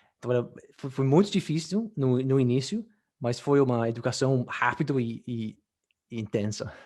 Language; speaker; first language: Portuguese; non-native, fluent; English